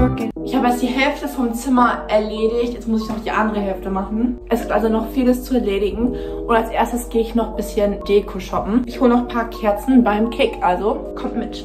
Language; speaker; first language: German; native; German